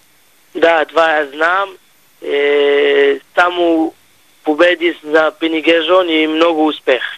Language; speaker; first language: Bulgarian; non-native, learner; Hebrew